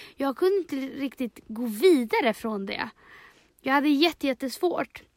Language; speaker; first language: Swedish; early bilingual, other home language; Spanish